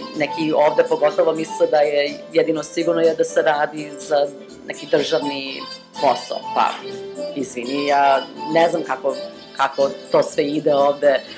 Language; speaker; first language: Serbian; early bilingual, heritage; Serbian